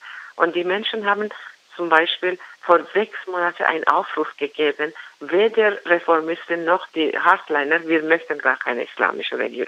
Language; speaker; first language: German; non-native, fluent; Persian